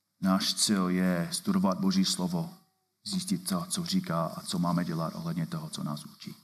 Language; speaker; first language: Czech; non-native, fluent; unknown